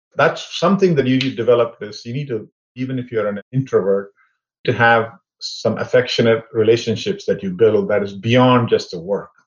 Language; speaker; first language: English; non-native, local second language; Tamil